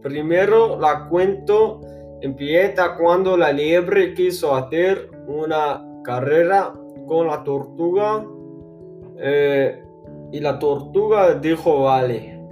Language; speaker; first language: Spanish; non-native, learner; English